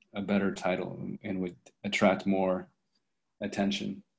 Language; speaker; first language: English; native; English